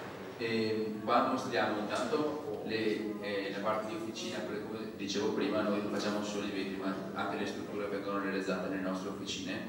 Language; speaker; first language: Italian; native; Italian